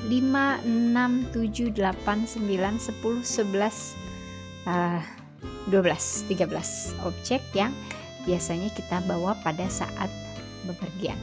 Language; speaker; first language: Indonesian; native; Indonesian